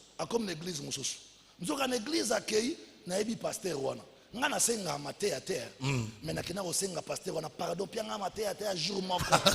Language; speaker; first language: Lingala; native; Lingala